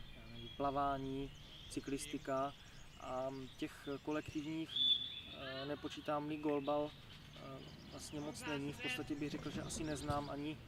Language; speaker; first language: Czech; native; Czech